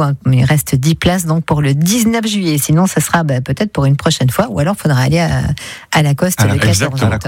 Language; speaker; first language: French; native; French